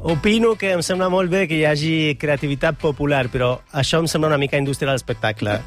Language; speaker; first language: Catalan; non-native, fluent; Italian